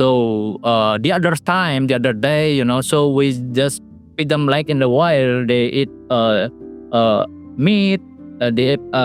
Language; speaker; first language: English; non-native, learner; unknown